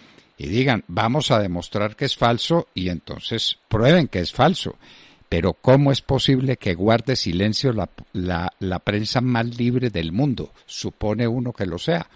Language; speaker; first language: Spanish; native; Spanish